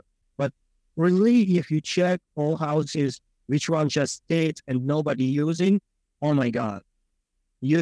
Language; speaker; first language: English; non-native, learner; Ukrainian